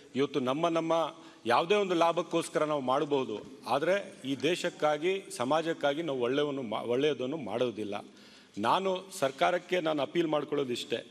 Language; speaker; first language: Kannada; non-native, local second language; Urdu